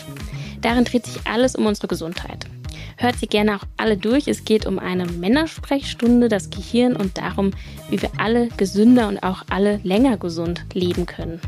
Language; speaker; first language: German; native; German